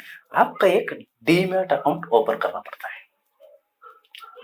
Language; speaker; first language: Hindi; non-native, local second language; Kannada